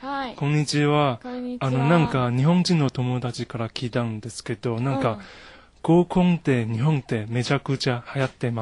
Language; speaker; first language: Japanese; non-native, learner; Chinese